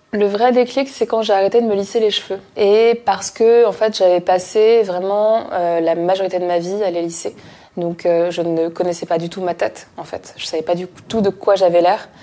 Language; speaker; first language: French; native; French